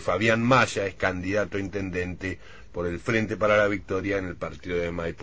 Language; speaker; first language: Spanish; native; Spanish